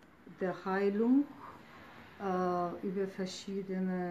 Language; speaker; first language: German; non-native, fluent; Turkish